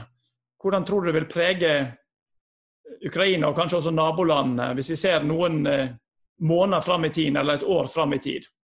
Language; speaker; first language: Norwegian; native; Norwegian